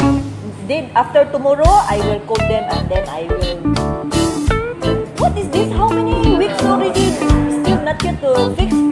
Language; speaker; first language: English; non-native, local second language; Filipino